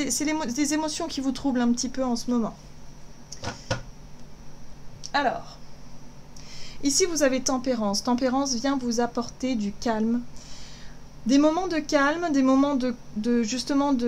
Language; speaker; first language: French; native; French